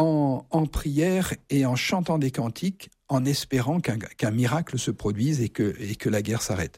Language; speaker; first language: French; native; French